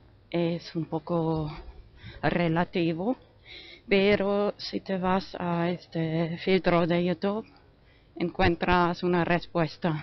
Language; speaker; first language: Spanish; non-native, fluent; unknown